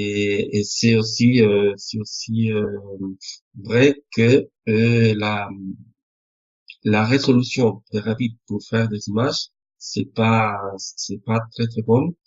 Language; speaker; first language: French; non-native, fluent; Spanish